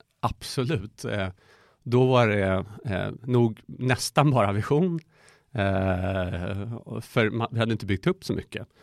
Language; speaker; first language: Swedish; early bilingual, other home language; Persian